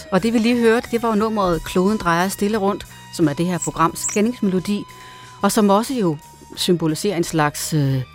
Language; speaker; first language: Danish; native; Danish